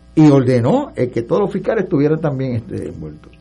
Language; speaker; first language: Spanish; native; Spanish